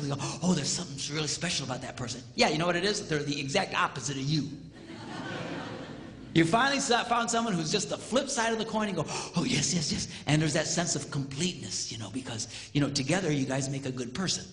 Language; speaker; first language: English; native; English